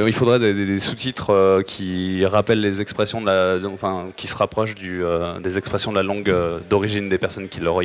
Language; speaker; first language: French; native; French